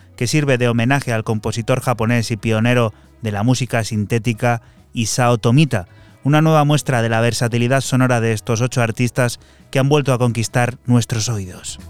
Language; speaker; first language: Spanish; native; Spanish